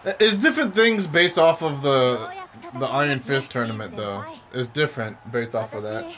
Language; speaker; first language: English; native; English